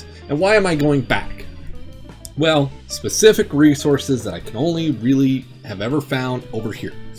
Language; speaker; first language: English; native; English